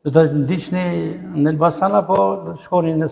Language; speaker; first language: Albanian; native; Albanian